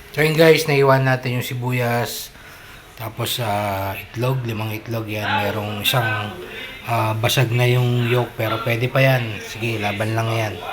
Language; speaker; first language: Filipino; native; Filipino